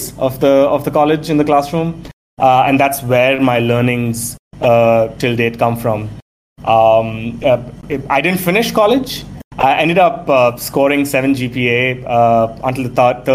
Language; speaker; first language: English; non-native, local second language; Tamil